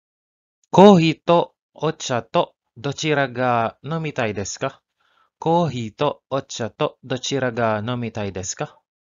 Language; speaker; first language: Japanese; non-native, learner; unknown